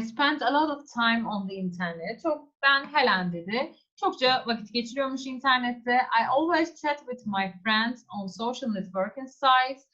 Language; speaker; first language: English; non-native, fluent; Turkish